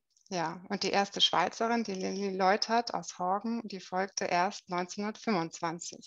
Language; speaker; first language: German; native; German